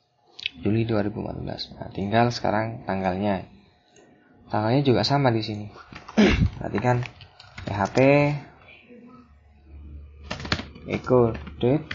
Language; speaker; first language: Indonesian; native; Indonesian